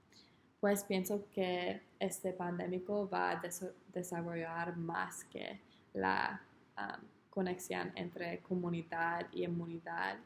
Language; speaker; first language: Spanish; non-native, learner; English